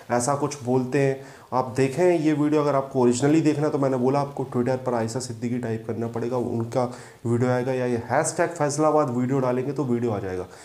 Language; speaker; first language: Hindi; native; Hindi